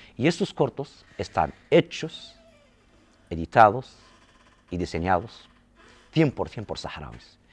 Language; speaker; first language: Spanish; non-native, local second language; Arabic